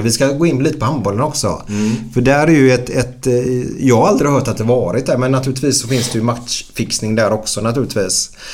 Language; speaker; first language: Swedish; native; Swedish